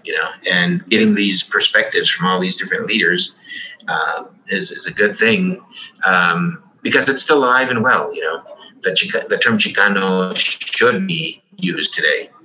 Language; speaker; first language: English; early bilingual, other home language; Spanish